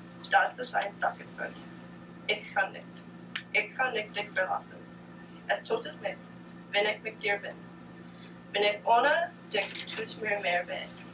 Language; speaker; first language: German; non-native, learner; English